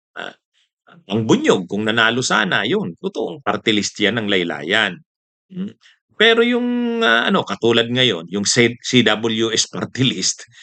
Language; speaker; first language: Filipino; non-native, local second language; Bikol